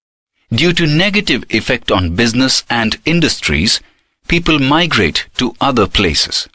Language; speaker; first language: English; non-native, local second language; Gujarati